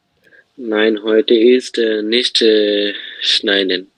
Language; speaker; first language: German; non-native, learner; Bangla